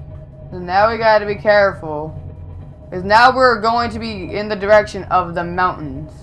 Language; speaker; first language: English; native; English